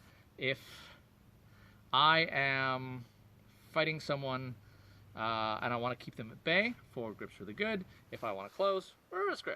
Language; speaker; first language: English; native; English